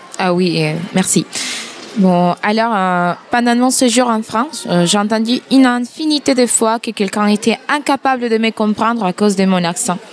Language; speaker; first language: French; non-native, fluent; Spanish